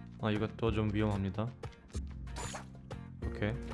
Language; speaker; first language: Korean; non-native, learner; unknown